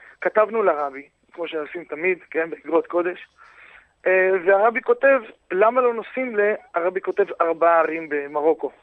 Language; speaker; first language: Hebrew; native; Hebrew